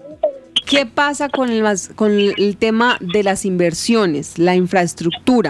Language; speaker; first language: Spanish; native; Spanish